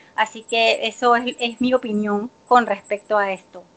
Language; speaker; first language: Spanish; native; Spanish